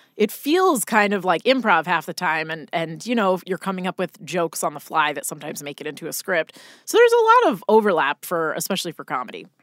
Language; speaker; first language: English; native; English